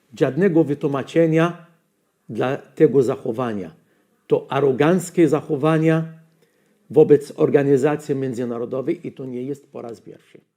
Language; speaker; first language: Polish; non-native, learner; Arabic